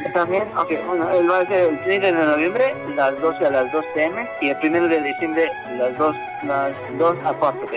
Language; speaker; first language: Spanish; early bilingual, heritage; Spanish